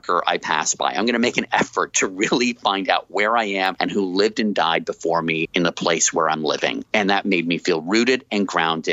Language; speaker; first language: English; native; English